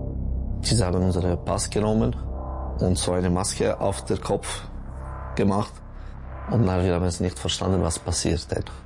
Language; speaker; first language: German; non-native, local second language; French